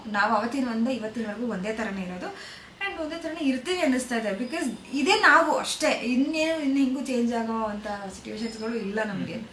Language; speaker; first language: Kannada; non-native, local second language; Malayalam